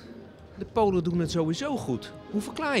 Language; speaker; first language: Dutch; native; Dutch